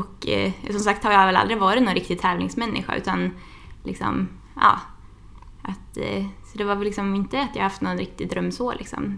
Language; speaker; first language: Swedish; native; Swedish